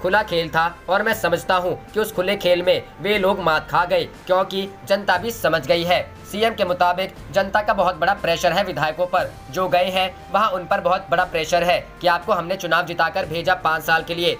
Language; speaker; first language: Hindi; native; Hindi